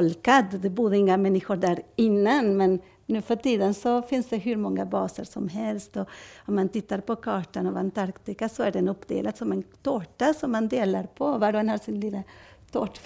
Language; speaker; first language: Swedish; non-native, fluent; Spanish